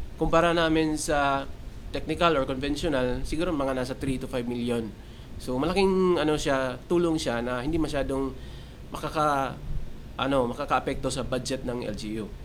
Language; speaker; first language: Filipino; non-native, local second language; Cebuano